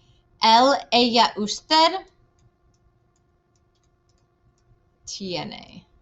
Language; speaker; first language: Spanish; non-native, fluent; English